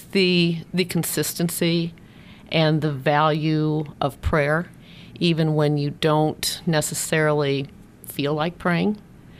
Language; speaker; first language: English; native; English